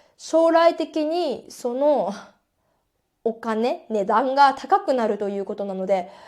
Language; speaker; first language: Japanese; native; Japanese